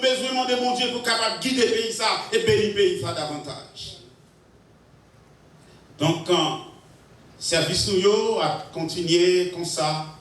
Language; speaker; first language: French; non-native, local second language; Haitian Creole